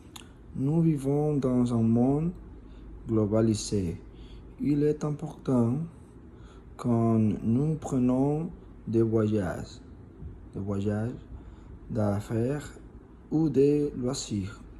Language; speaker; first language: French; non-native, learner; Spanish